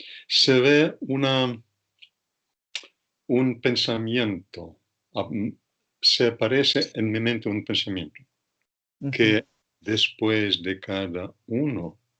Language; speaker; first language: Spanish; non-native, fluent; Russian